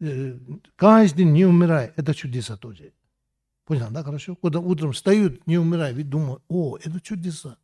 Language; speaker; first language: Russian; non-native, learner; Tibetan